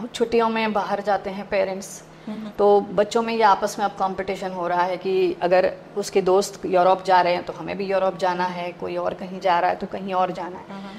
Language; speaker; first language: Hindi; non-native, local second language; Gujarati